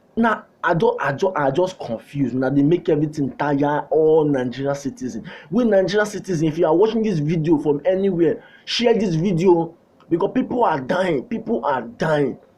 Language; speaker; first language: Nigerian Pidgin; non-native, local second language; Yoruba